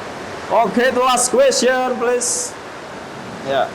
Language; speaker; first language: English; non-native, learner; Indonesian